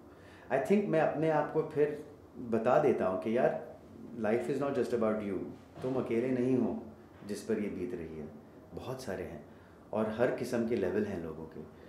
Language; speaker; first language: Hindi; native; Hindi